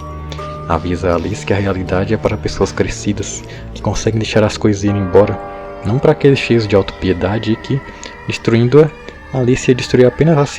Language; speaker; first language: Portuguese; native; Portuguese